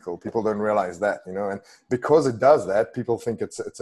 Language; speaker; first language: English; non-native, local second language; Afrikaans